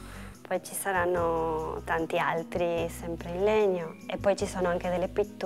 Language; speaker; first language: Italian; non-native, fluent; Spanish